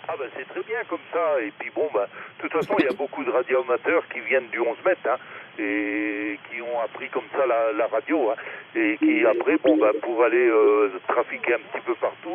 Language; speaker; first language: French; native; French